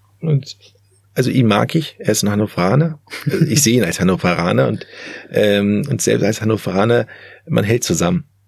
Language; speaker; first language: German; early bilingual, other home language; Turkish